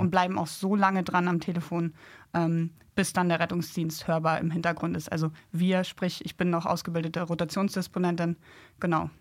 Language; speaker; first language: German; native; German